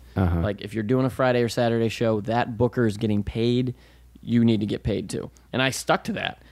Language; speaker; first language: English; native; English